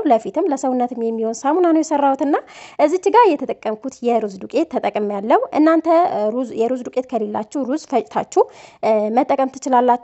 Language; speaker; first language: Amharic; native; Amharic